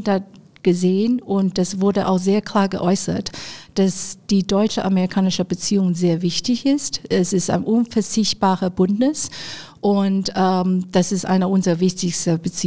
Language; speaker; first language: German; non-native, fluent; Chinese